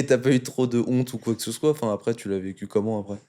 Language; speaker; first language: French; native; French